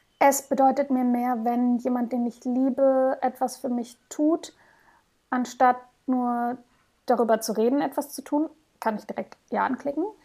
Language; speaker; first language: German; early bilingual, heritage; German